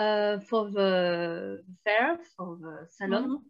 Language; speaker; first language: English; non-native, learner; French